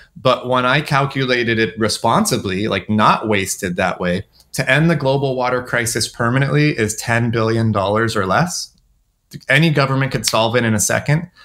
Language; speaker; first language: English; native; English